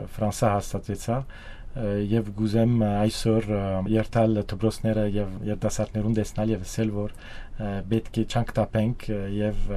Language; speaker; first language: Armenian; early bilingual, heritage; Armenian